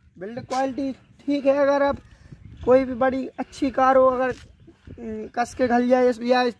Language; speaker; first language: Hindi; native; Hindi